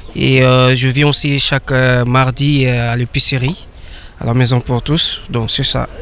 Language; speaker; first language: French; non-native, local second language; Lingala